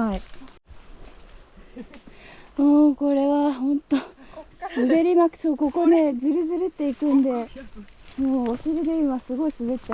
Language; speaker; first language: Japanese; native; Japanese